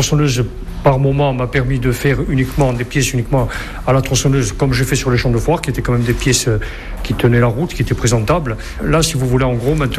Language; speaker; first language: French; native; French